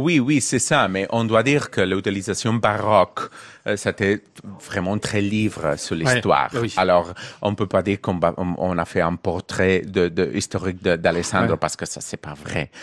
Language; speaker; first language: French; non-native, learner; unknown